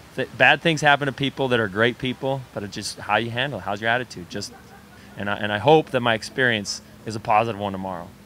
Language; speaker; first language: English; native; English